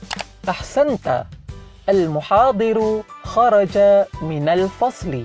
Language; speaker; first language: Arabic; non-native, fluent; Malay